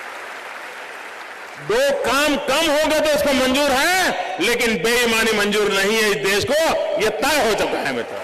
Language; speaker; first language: Hindi; non-native, local second language; Gujarati